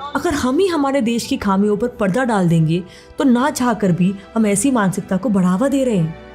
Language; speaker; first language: Hindi; native; Hindi